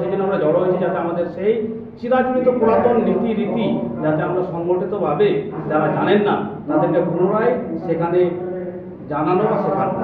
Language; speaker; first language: Bangla; non-native, local second language; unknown